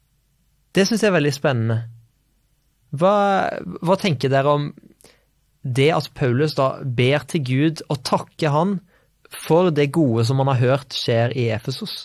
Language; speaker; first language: Norwegian; native; Norwegian